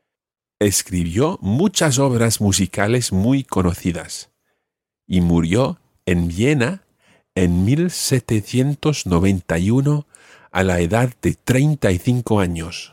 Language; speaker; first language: Spanish; non-native, fluent; English